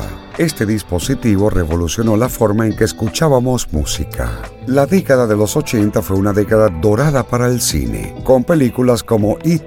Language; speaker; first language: Spanish; native; Spanish